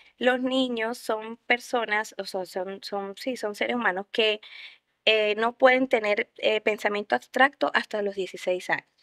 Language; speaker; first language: Spanish; native; Spanish